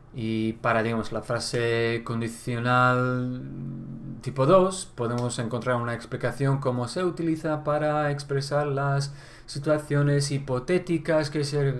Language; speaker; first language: Spanish; non-native, fluent; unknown